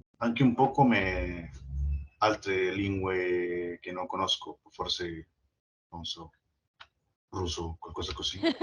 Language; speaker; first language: Italian; non-native, learner; Spanish